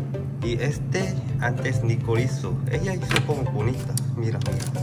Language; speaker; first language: Spanish; non-native, learner; Korean